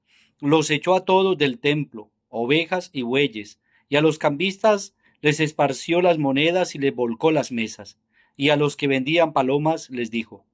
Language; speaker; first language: Spanish; native; Spanish